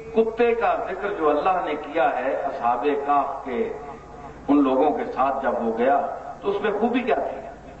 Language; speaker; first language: Urdu; non-native, local second language; Punjabi